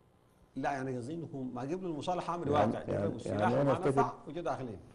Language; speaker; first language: Arabic; native; Arabic